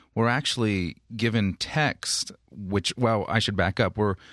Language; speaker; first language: English; native; English